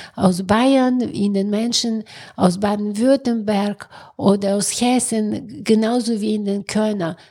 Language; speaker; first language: German; non-native, fluent; Bulgarian